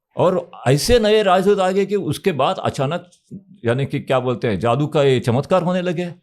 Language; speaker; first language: Hindi; non-native, local second language; Marathi